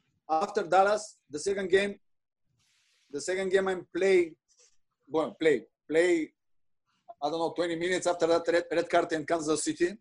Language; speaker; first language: English; non-native, learner; Bulgarian